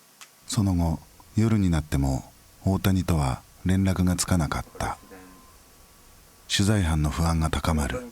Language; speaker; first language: Japanese; native; Japanese